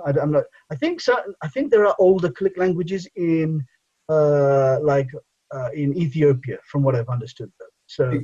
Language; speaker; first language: English; non-native, local second language; Bangla